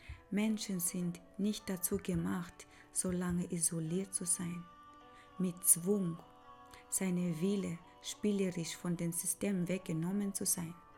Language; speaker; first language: German; non-native, fluent; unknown